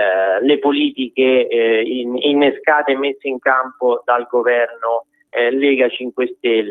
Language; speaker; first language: Italian; native; Italian